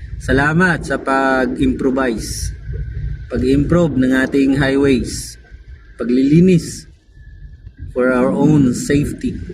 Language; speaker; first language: Filipino; non-native, local second language; Cebuano